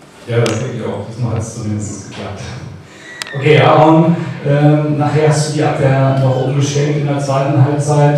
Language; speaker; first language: German; native; German